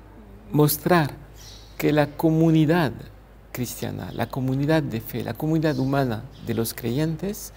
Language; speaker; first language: Spanish; non-native, fluent; French